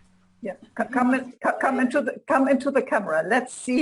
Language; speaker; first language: English; non-native, fluent; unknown